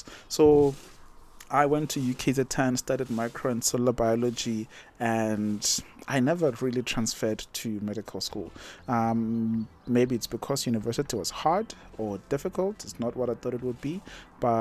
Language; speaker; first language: English; non-native, local second language; Zulu